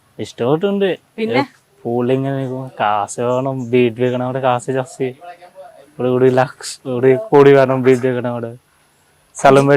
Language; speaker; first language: Malayalam; non-native, learner; Bangla